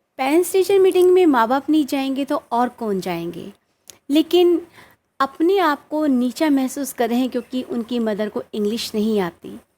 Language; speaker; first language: Hindi; native; Hindi